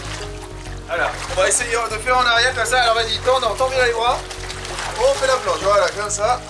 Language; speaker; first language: French; native; French